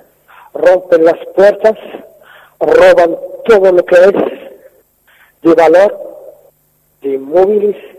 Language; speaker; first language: Spanish; non-native, fluent; Arabic